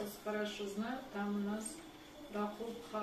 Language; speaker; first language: Russian; native; Russian